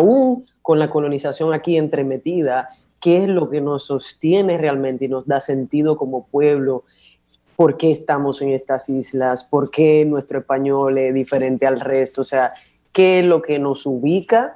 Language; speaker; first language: Spanish; native; Spanish